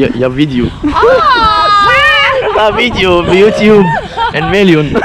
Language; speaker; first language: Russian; non-native, learner; Arabic